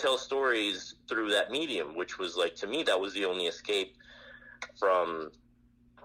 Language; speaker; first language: English; non-native, fluent; Spanish